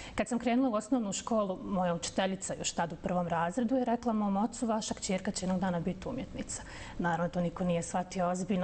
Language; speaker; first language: Bosnian; native; Bosnian